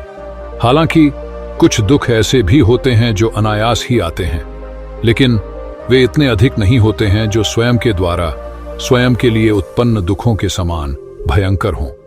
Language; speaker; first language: Hindi; native; Hindi